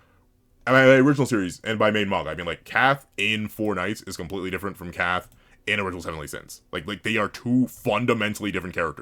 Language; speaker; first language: English; native; English